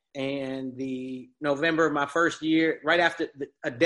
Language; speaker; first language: English; native; English